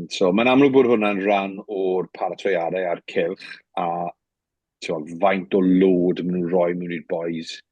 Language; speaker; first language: Welsh; native; Welsh